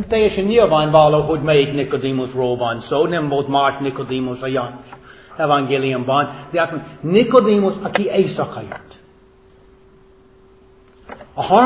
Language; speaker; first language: Hungarian; non-native, fluent; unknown